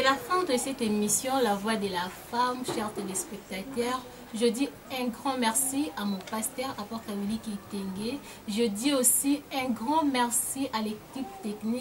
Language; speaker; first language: French; non-native, local second language; Lingala